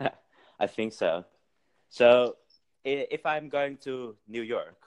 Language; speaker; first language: English; non-native, fluent; Dutch